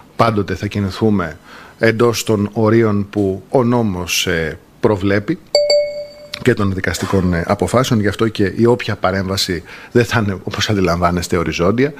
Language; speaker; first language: Greek; native; Greek